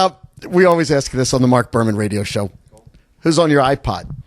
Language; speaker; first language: English; native; English